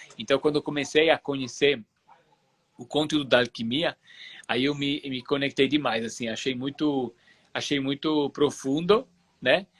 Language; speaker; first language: Portuguese; non-native, fluent; Italian